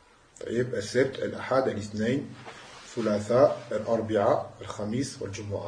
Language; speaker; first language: Arabic; non-native, fluent; French